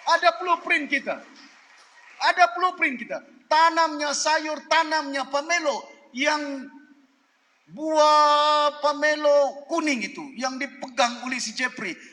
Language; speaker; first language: Malay; native; Malay